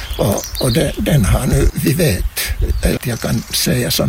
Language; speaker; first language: Swedish; non-native, local second language; Finnish